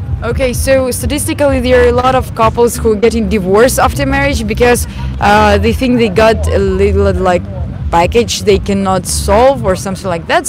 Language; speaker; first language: English; non-native, fluent; Ukrainian